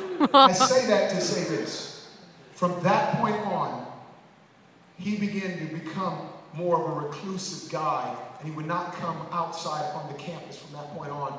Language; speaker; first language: English; native; English